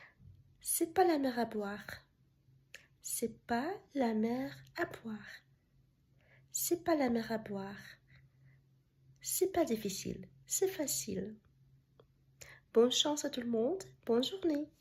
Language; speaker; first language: French; non-native, fluent; Russian